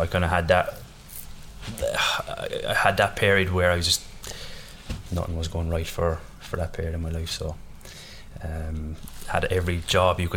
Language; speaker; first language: English; native; English